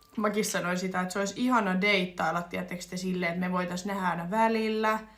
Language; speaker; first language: Finnish; native; Finnish